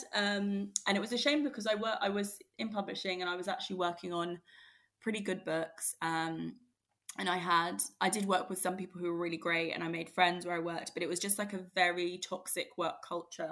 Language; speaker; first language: English; native; English